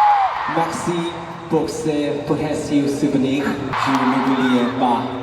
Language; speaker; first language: French; non-native, learner; Korean